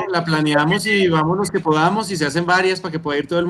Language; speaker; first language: Spanish; native; Spanish